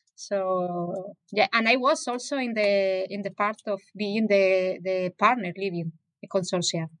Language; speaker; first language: English; non-native, fluent; Spanish